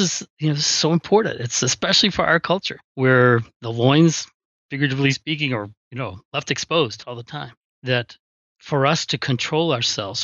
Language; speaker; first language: English; native; English